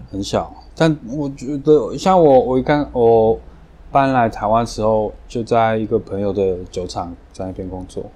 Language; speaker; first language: Chinese; early bilingual, heritage; Chinese